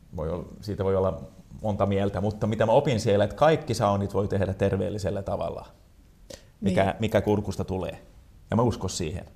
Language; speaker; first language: Finnish; non-native, local second language; Swedish